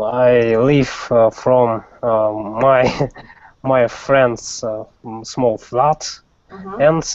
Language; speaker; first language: English; non-native, learner; Russian